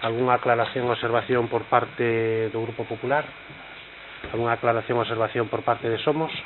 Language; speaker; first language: Spanish; non-native, local second language; Galician